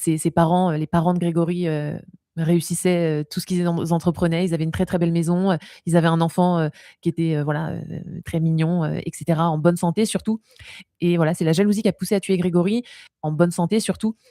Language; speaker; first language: French; native; French